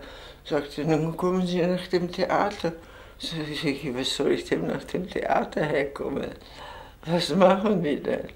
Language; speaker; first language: German; non-native, fluent; Czech